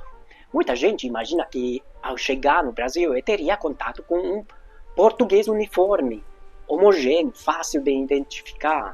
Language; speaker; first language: Portuguese; non-native, fluent; Hungarian